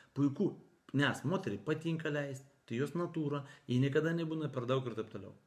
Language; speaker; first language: Lithuanian; native; Lithuanian